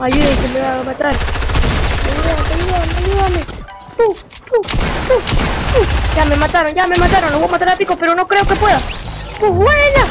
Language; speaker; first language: Spanish; early bilingual, heritage; Spanish